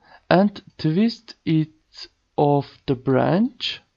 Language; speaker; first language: English; non-native, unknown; Turkish